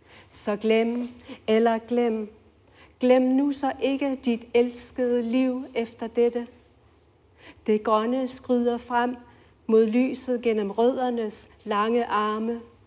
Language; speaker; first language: Danish; non-native, local second language; Kalaallisut